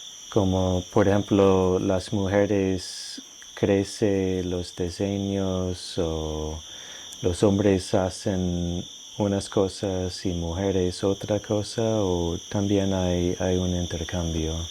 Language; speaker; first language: Spanish; non-native, fluent; English